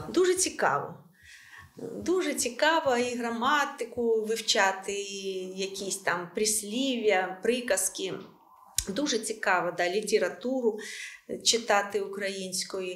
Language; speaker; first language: Ukrainian; non-native, local second language; Russian